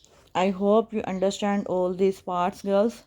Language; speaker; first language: English; non-native, local second language; Urdu